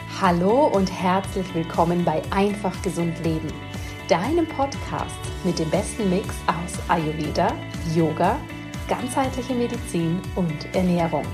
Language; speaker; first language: German; native; German